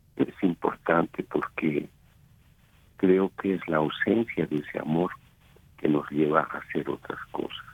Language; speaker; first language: Spanish; native; Spanish